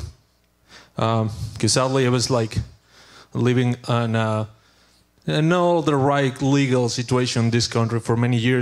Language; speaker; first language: English; non-native, learner; Spanish